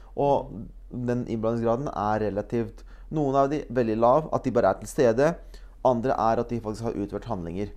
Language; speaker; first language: Norwegian; early bilingual, other home language; Bosnian